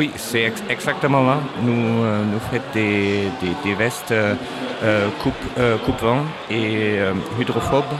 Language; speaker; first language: French; non-native, learner; German